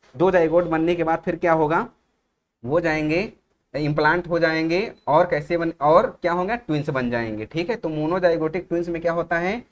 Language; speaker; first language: Hindi; native; Hindi